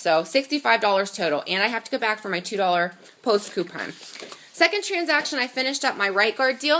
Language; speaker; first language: English; native; English